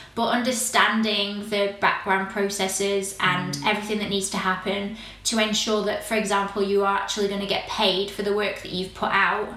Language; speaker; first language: English; native; English